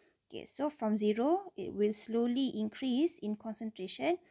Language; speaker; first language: English; non-native, local second language; Malay